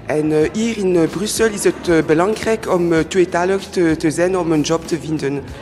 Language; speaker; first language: Dutch; non-native, local second language; French